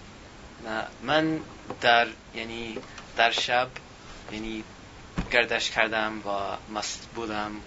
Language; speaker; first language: Persian; non-native, learner; English